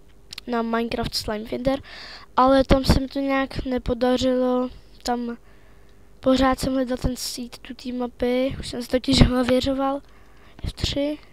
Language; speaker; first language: Czech; native; Czech